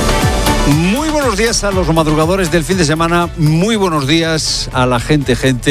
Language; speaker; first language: Spanish; native; Spanish